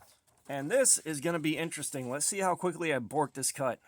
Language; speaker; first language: English; native; English